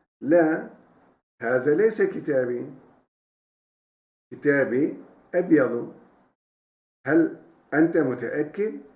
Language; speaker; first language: Arabic; non-native, fluent; Turkish